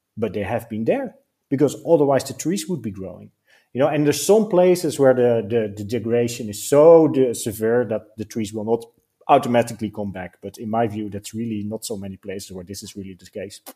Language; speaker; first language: English; non-native, fluent; Dutch